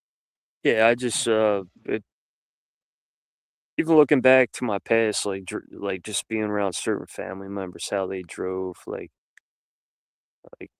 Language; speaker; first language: English; native; English